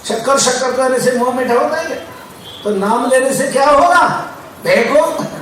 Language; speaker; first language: Hindi; non-native, local second language; Marathi